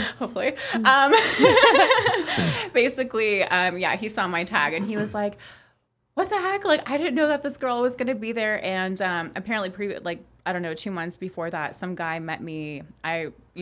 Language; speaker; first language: English; non-native, fluent; Polish